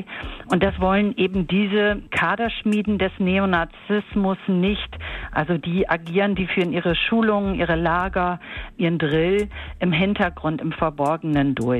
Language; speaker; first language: German; native; German